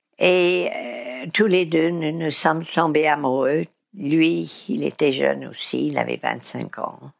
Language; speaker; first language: French; non-native, fluent; English